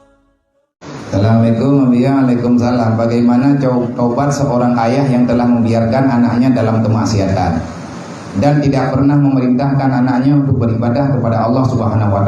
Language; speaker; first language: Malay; non-native, local second language; Achinese